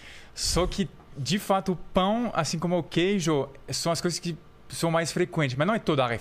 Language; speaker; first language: Portuguese; non-native, fluent; French